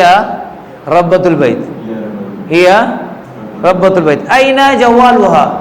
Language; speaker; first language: Arabic; non-native, fluent; Urdu